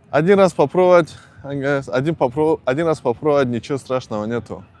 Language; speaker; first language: Russian; non-native, local second language; Tajik